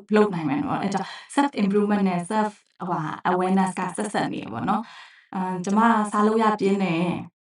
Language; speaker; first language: Burmese; non-native, local second language; Shan